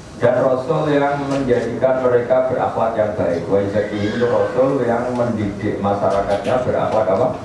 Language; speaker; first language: Malay; non-native, local second language; Javanese